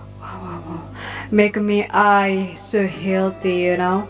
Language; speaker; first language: English; non-native, learner; Indonesian